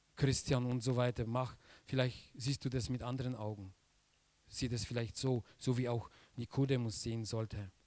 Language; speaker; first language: German; non-native, fluent; Polish